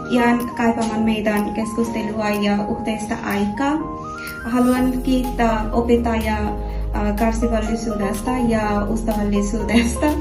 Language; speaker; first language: Finnish; non-native, learner; Bangla